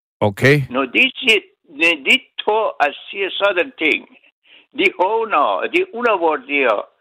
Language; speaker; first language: Danish; non-native, learner; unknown